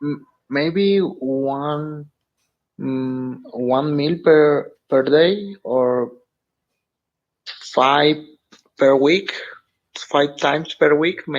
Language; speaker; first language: English; non-native, learner; Spanish